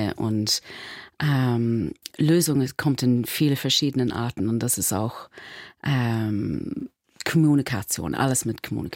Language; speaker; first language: German; non-native, learner; English